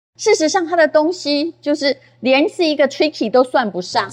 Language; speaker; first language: Chinese; native; Chinese